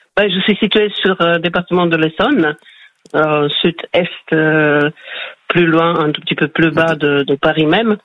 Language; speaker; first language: French; non-native, fluent; Slovak